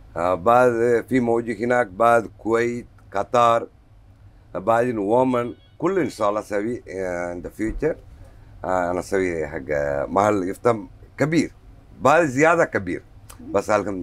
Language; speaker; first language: Arabic; non-native, learner; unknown